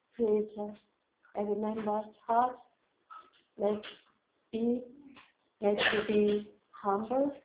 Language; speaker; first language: English; non-native, learner; Japanese